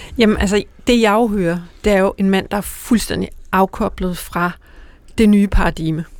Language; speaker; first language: Danish; native; Danish